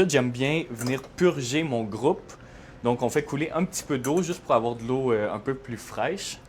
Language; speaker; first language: French; native; French